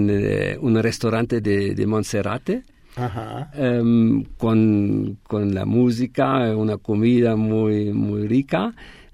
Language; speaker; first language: Spanish; non-native, fluent; German